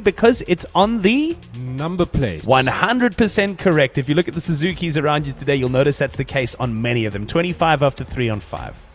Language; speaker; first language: English; native; English